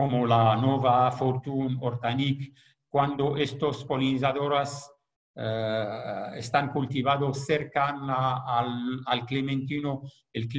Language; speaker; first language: Spanish; non-native, fluent; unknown